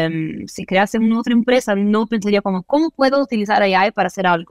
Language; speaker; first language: Spanish; non-native, fluent; Portuguese